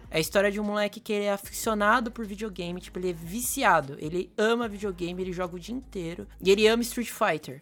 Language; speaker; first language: Portuguese; native; Portuguese